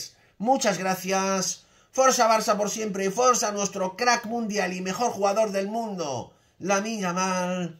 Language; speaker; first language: Spanish; native; Spanish